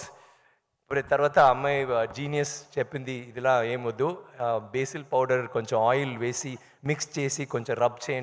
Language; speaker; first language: Telugu; non-native, learner; Tamil